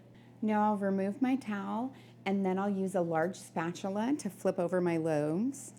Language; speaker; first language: English; native; English